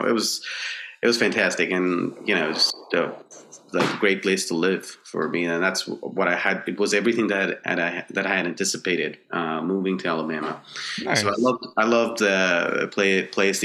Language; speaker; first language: English; non-native, local second language; Bangla